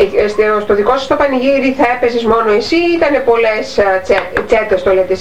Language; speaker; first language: Greek; native; Greek